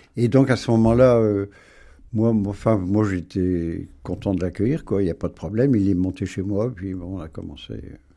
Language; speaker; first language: French; native; French